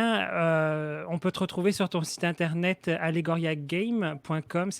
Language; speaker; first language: French; native; French